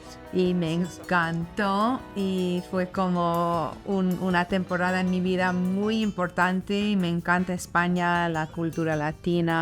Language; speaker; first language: Spanish; non-native, fluent; English